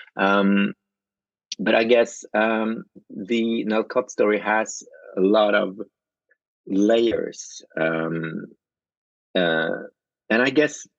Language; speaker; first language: English; non-native, fluent; Norwegian